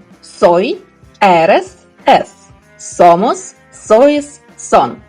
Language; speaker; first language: Spanish; non-native, fluent; Ukrainian